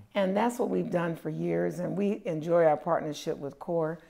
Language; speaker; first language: English; native; English